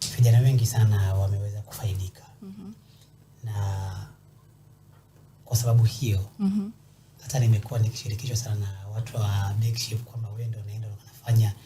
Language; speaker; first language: Swahili; native; Swahili